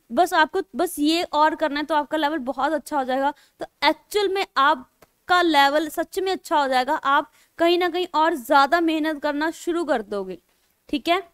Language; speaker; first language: Hindi; non-native, local second language; Punjabi